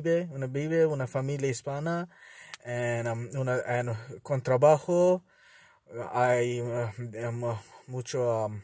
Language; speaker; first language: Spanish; non-native, learner; Bangla